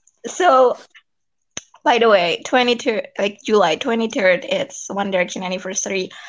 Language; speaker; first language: English; non-native, fluent; Indonesian